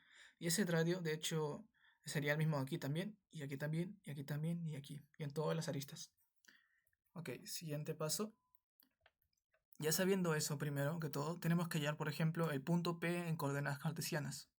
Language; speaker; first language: Spanish; native; Spanish